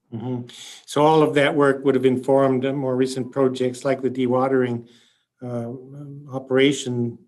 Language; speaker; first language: English; native; English